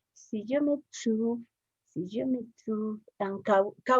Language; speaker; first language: French; non-native, learner; Spanish